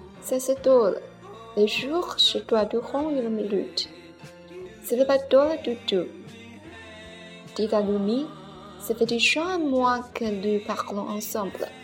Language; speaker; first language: French; non-native, learner; Chinese